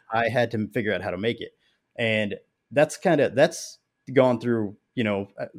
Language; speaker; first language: English; native; English